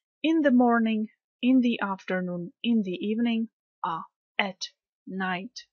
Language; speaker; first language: English; non-native, fluent; Czech